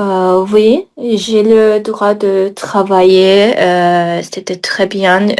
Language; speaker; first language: French; non-native, learner; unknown